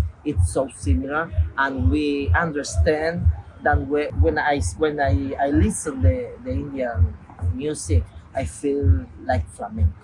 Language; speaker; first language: English; non-native, local second language; Spanish